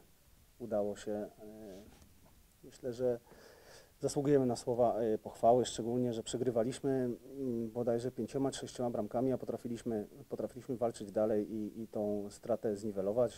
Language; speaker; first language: Polish; native; Polish